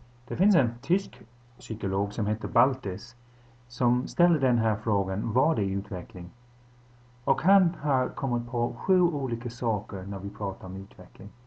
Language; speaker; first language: Swedish; non-native, fluent; English